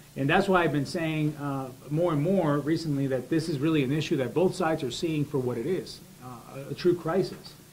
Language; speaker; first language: English; early bilingual, other home language; Spanish